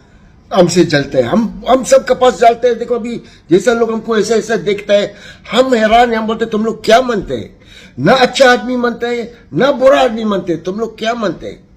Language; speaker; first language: Hindi; non-native, learner; Arabic